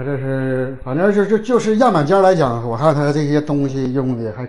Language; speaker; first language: Chinese; native; Chinese